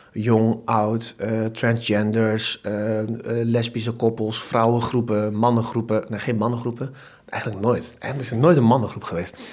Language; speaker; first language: Dutch; early bilingual, other home language; Turkish